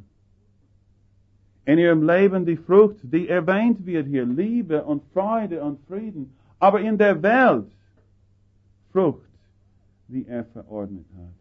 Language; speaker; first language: German; non-native, fluent; English